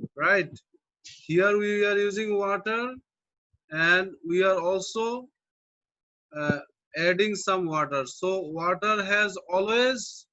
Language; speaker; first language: English; non-native, local second language; Bangla